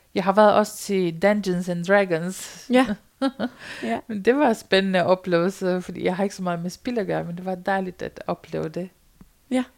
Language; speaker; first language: Danish; non-native, fluent; Romanian